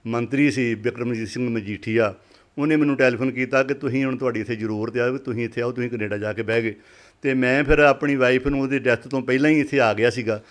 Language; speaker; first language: Punjabi; native; Punjabi